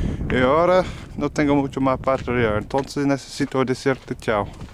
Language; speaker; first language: Spanish; non-native, learner; English